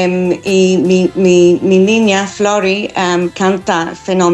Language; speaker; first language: Spanish; non-native, learner; English